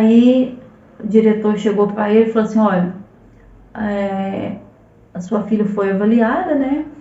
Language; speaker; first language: Portuguese; native; Portuguese